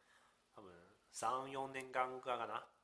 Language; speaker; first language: Japanese; non-native, learner; Chinese